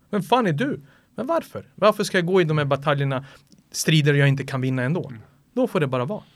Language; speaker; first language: Swedish; early bilingual, other home language; Serbian